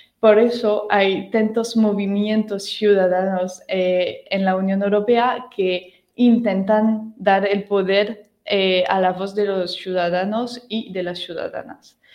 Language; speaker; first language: Spanish; non-native, fluent; French